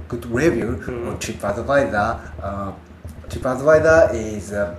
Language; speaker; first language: English; non-native, learner; Japanese